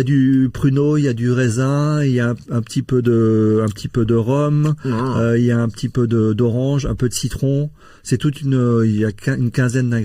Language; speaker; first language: French; native; French